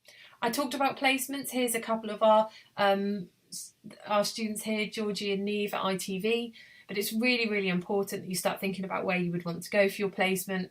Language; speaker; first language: English; native; English